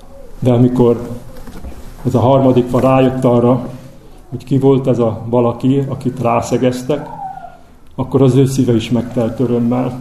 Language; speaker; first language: Hungarian; native; Hungarian